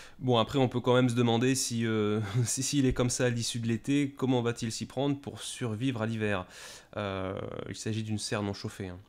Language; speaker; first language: French; native; French